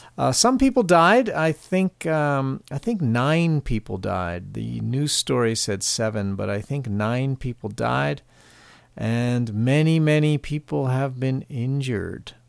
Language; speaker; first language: English; native; English